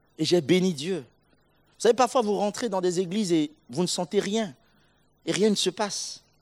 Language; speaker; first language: French; non-native, local second language; Sango